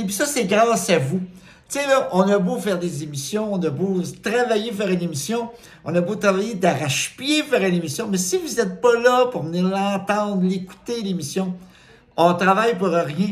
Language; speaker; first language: French; native; French